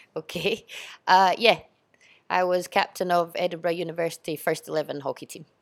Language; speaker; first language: English; native; English